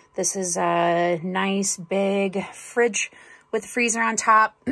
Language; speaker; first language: English; native; English